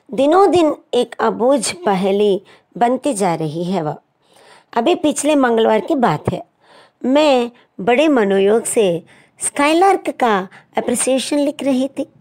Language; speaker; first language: Hindi; non-native, local second language; Telugu